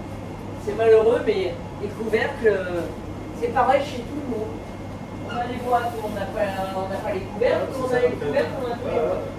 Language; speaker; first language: French; native; French